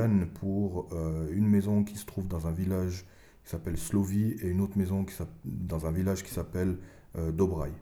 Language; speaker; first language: French; early bilingual, other home language; Albanian